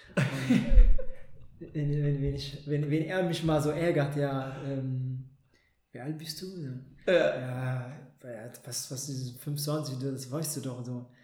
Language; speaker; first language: German; non-native, fluent; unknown